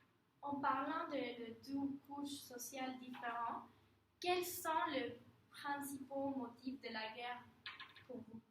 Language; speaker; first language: French; non-native, learner; Spanish